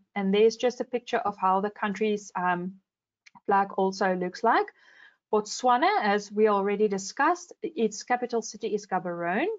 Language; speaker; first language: English; non-native, local second language; Afrikaans